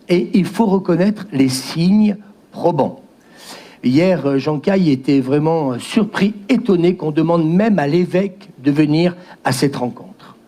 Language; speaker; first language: French; native; French